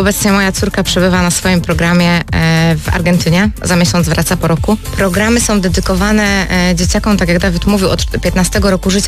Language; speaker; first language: Polish; native; Polish